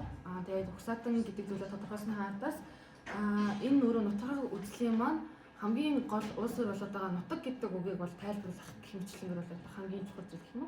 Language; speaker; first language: Mongolian; native; Mongolian